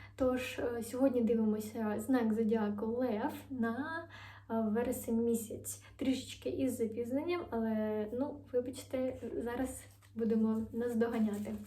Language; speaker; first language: Ukrainian; non-native, local second language; Russian